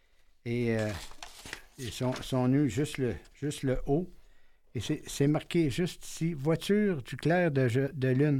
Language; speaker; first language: French; native; French